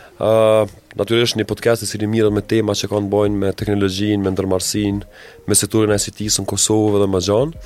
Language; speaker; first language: Albanian; native; Albanian